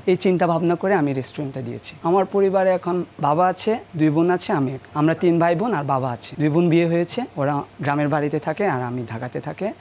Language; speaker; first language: Bangla; non-native, local second language; Marma